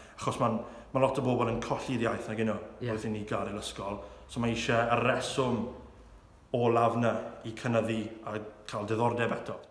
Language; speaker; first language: Welsh; non-native, local second language; English